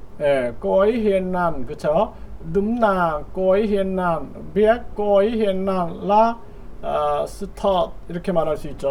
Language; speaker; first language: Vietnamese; non-native, learner; Korean